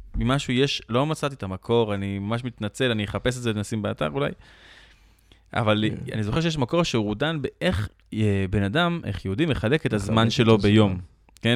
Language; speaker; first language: Hebrew; native; Hebrew